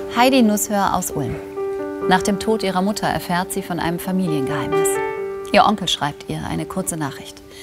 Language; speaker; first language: German; native; German